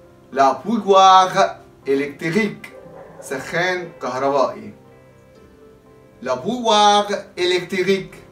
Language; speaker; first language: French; non-native, fluent; Arabic